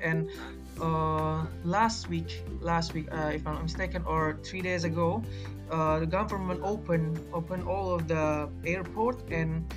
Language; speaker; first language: English; non-native, learner; Indonesian